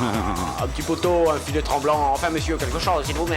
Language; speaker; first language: French; native; French